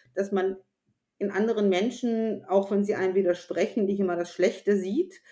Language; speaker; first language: German; native; German